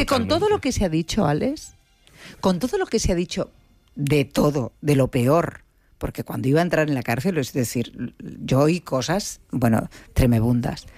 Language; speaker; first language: Spanish; native; Spanish